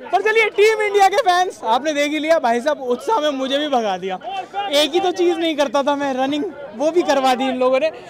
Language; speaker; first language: Hindi; native; Hindi